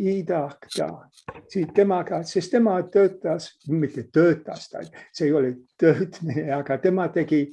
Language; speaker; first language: Estonian; early bilingual, heritage; Estonian